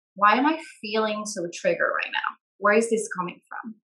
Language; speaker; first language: English; non-native, fluent; Spanish